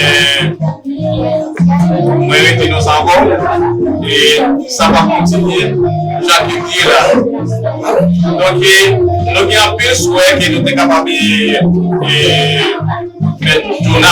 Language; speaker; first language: French; non-native, learner; Haitian Creole